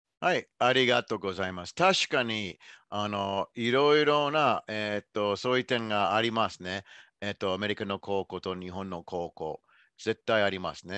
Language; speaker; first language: Japanese; non-native, fluent; English